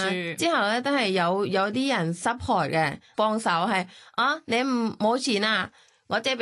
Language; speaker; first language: Cantonese; non-native, fluent; Thai